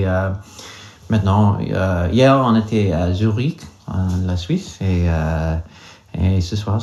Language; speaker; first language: French; non-native, local second language; English